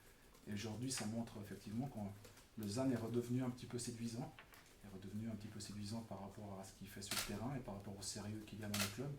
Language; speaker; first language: French; native; French